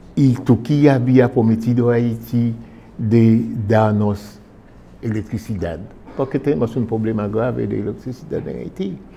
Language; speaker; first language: Spanish; non-native, fluent; Haitian Creole